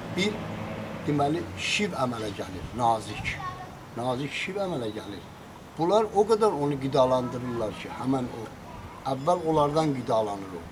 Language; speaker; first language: Azerbaijani; non-native, local second language; Talysh